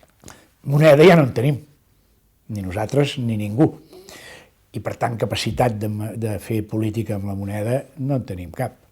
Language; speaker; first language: Catalan; native; Catalan